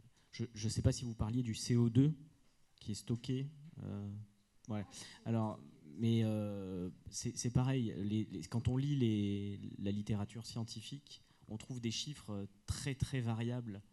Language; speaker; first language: French; native; French